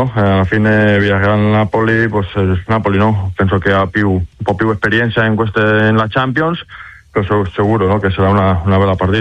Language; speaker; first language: Italian; non-native, learner; Spanish